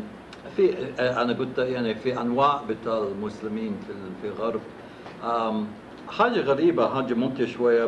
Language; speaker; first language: Arabic; non-native, fluent; English